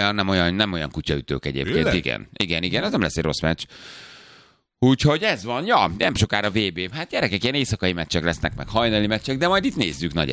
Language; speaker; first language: Hungarian; native; Hungarian